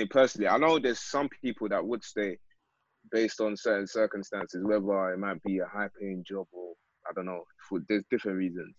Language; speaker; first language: English; native; English